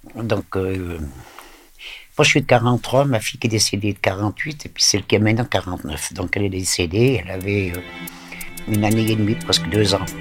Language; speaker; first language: French; native; French